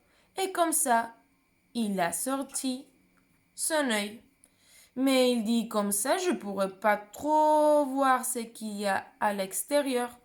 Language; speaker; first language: French; non-native, fluent; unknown